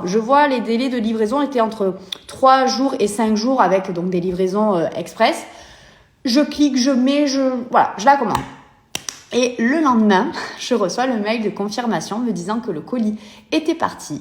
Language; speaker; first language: French; native; French